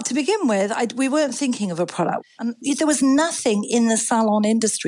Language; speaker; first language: English; native; English